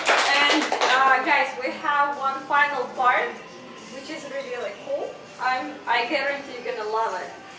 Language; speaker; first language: English; non-native, fluent; Russian